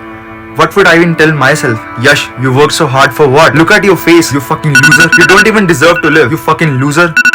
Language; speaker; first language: English; non-native, local second language; Hindi